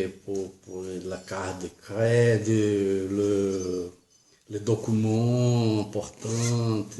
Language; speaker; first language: French; non-native, learner; Portuguese